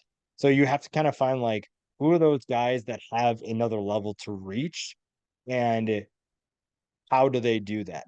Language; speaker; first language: English; native; English